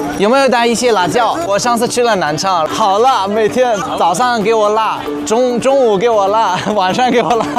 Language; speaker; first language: Chinese; non-native, fluent; Arabic